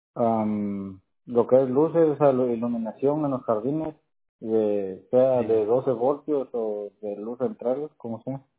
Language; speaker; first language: Spanish; native; Spanish